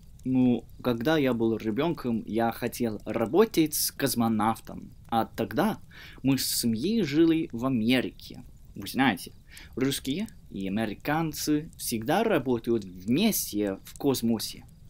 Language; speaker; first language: Russian; non-native, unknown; English